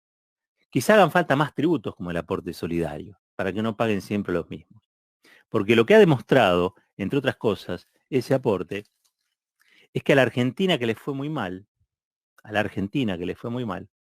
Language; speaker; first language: Spanish; native; Spanish